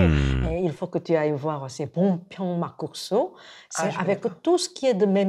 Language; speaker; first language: French; non-native, fluent; Korean